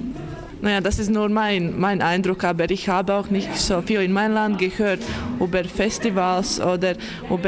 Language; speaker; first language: German; non-native, learner; Latvian